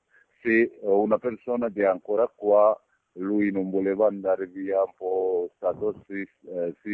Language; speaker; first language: Italian; non-native, learner; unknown